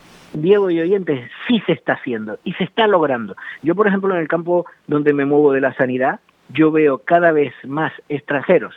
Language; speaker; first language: Spanish; native; Spanish